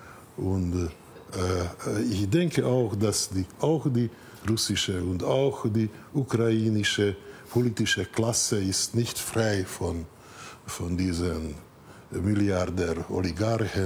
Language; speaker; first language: German; non-native, fluent; Hungarian